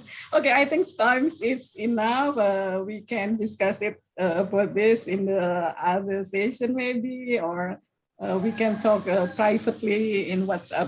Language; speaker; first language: English; non-native, learner; Indonesian